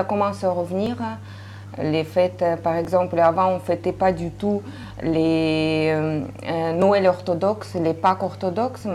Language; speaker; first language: French; non-native, fluent; Russian